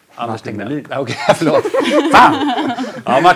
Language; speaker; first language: Swedish; native; Swedish